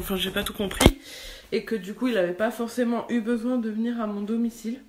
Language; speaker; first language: French; native; French